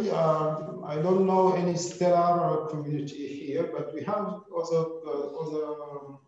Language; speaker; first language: English; non-native, fluent; Wolof